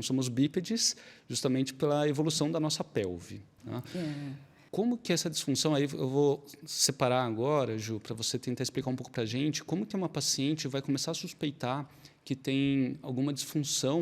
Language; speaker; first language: Portuguese; native; Portuguese